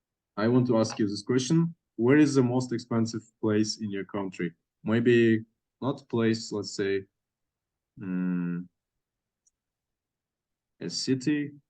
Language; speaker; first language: English; non-native, fluent; Russian